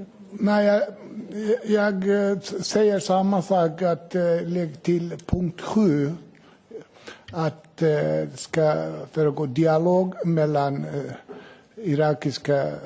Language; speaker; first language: Swedish; non-native, fluent; Kurdish